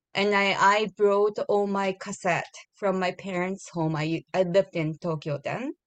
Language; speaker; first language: English; non-native, learner; Japanese